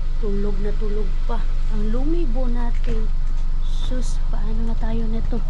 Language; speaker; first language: Filipino; non-native, local second language; Cebuano